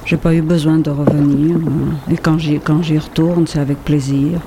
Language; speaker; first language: French; non-native, fluent; Spanish